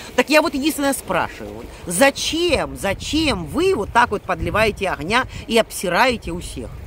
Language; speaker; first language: Russian; native; Russian